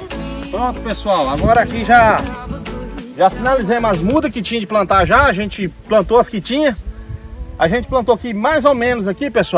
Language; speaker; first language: Portuguese; native; Portuguese